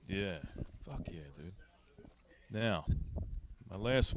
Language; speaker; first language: English; native; English